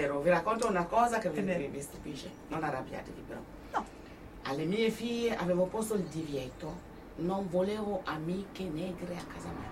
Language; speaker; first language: Italian; non-native, fluent; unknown